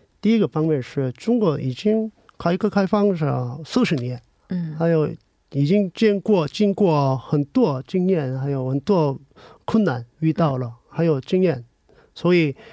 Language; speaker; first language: Chinese; non-native, learner; Korean